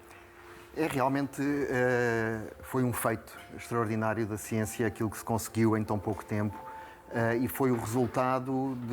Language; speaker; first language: Portuguese; native; Portuguese